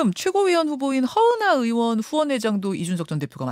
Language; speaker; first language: Korean; native; Korean